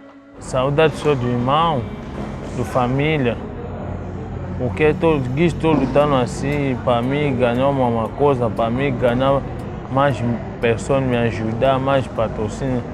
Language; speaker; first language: Portuguese; non-native, learner; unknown